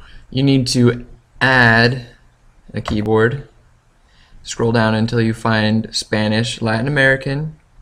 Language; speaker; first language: English; native; English